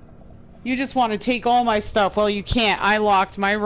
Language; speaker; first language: English; native; English